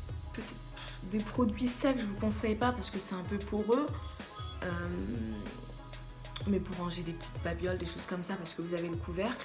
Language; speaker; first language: French; native; French